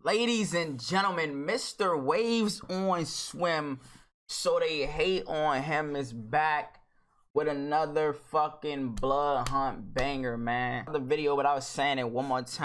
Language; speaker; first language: English; native; English